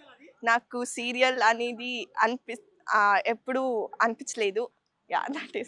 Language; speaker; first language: Telugu; non-native, learner; Kannada